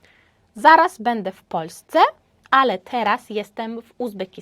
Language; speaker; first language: Polish; non-native, fluent; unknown